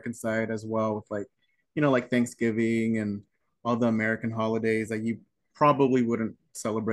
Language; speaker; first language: English; early bilingual, other home language; Spanish